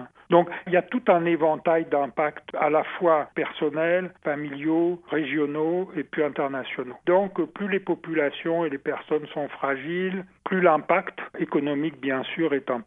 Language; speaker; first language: French; native; French